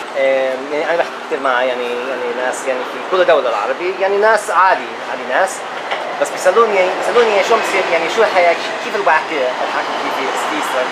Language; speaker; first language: Arabic; non-native, learner; English